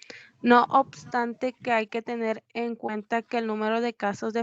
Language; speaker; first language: Spanish; native; Spanish